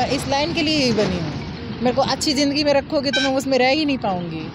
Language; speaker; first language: Hindi; native; Hindi